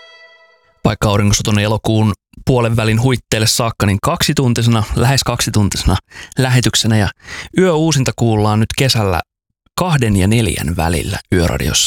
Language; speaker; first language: Finnish; native; Finnish